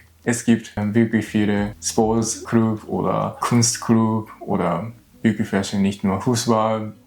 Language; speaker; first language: German; non-native, learner; Japanese